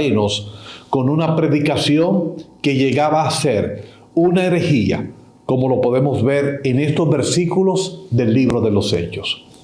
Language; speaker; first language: Spanish; native; Spanish